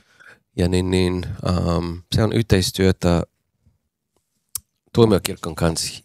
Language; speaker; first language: Finnish; non-native, learner; English